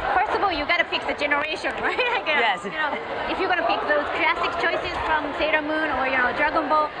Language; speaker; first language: English; non-native, learner; Japanese